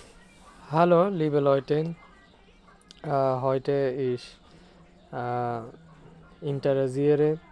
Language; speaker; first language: German; non-native, learner; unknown